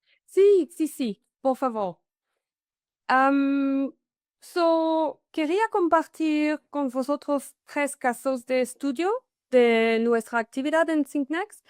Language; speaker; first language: Spanish; non-native, fluent; French